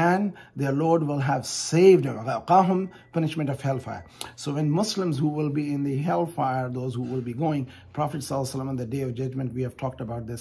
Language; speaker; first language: English; non-native, fluent; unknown